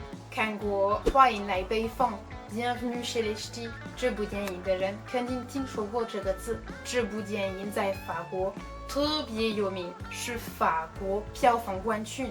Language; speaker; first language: Chinese; non-native, fluent; French